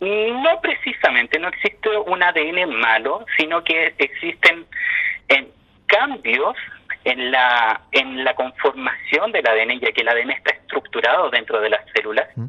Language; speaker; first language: Spanish; native; Spanish